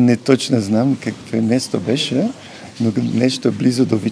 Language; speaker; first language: Bulgarian; non-native, learner; Polish